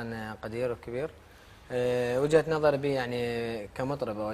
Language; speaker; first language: Arabic; native; Arabic